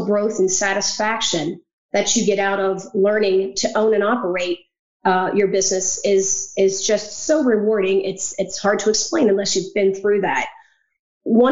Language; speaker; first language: English; native; English